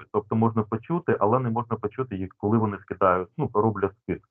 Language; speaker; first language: Ukrainian; non-native, local second language; Russian